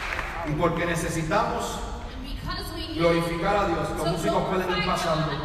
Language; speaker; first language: Spanish; native; Spanish